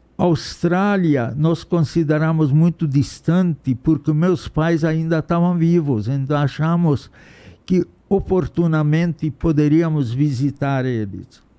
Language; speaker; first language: Portuguese; non-native, fluent; Hungarian